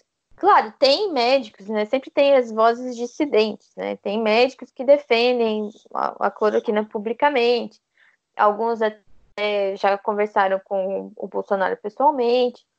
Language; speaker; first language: Portuguese; native; Portuguese